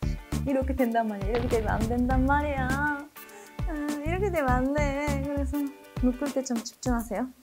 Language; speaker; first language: Korean; non-native, fluent; Japanese